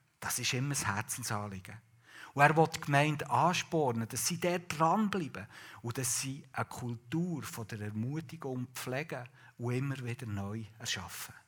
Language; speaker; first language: German; native; German